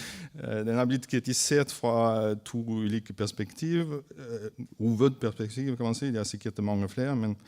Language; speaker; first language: Norwegian; non-native, fluent; French